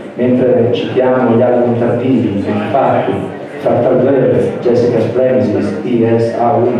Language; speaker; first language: Italian; native; Italian